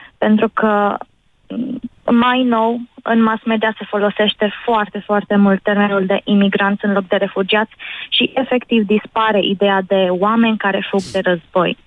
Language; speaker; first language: Romanian; early bilingual, other home language; Arabic